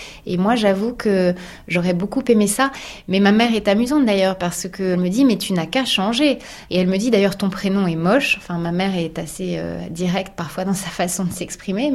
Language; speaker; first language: French; native; French